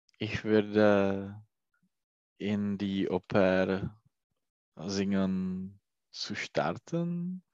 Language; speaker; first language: German; non-native, learner; Czech